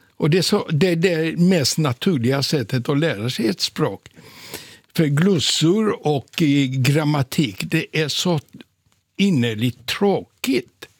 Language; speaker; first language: Swedish; non-native, fluent; Polish